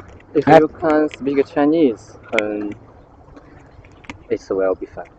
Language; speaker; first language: English; non-native, learner; Chinese